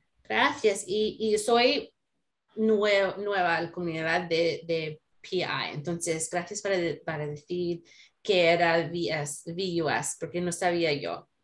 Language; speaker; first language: Spanish; non-native, learner; English